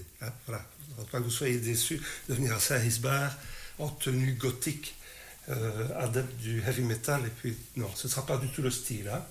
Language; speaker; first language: French; native; French